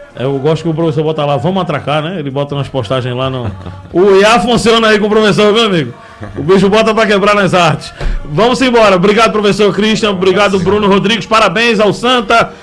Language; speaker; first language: Portuguese; native; Portuguese